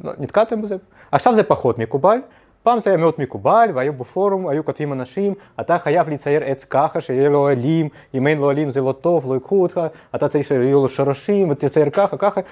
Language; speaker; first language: Hebrew; non-native, fluent; Russian